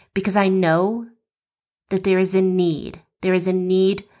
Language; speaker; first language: English; native; English